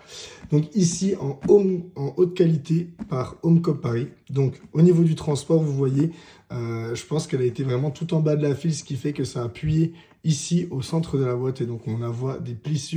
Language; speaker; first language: French; native; French